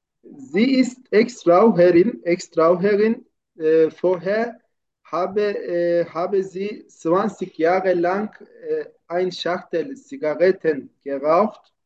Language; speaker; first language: German; non-native, learner; Turkish